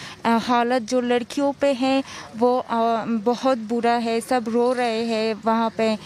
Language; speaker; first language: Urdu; non-native, learner; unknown